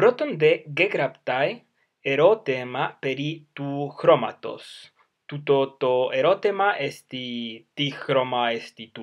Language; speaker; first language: Greek; non-native, fluent; Spanish